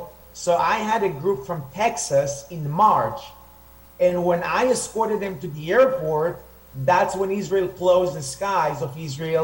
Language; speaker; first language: English; non-native, fluent; Hebrew